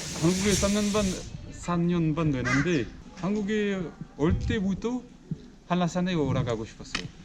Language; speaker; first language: Korean; non-native, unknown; French